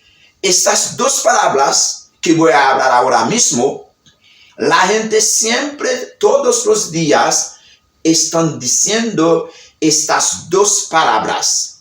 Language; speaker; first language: Spanish; non-native, learner; Haitian Creole